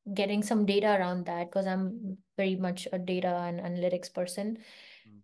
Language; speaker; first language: English; non-native, local second language; Hindi